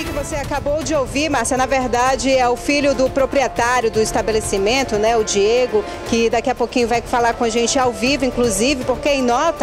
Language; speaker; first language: Portuguese; native; Portuguese